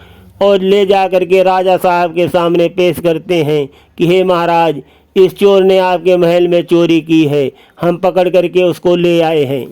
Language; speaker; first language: Hindi; native; Hindi